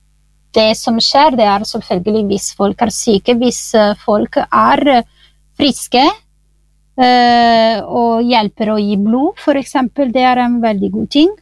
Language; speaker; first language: Norwegian; non-native, fluent; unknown